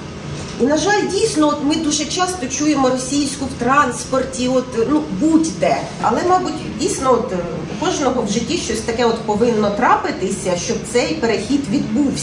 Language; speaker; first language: Ukrainian; non-native, local second language; Russian